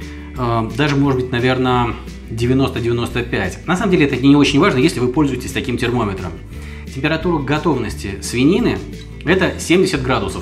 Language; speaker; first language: Russian; native; Russian